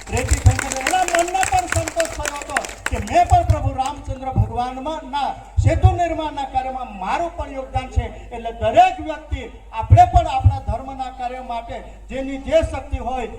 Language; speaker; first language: Gujarati; non-native, local second language; Kukna